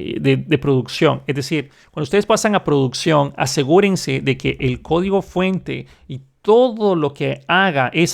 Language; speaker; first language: Spanish; native; Spanish